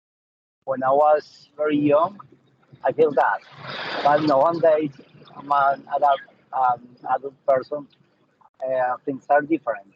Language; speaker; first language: English; non-native, learner; Spanish